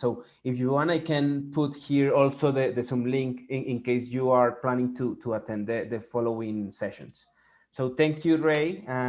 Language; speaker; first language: English; non-native, fluent; Spanish